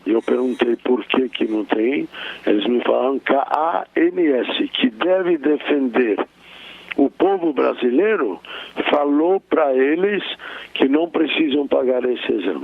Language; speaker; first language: Portuguese; non-native, fluent; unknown